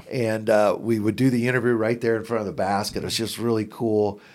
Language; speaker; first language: English; native; English